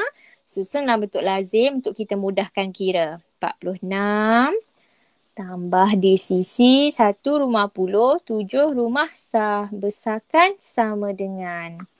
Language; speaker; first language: Malay; native; Malay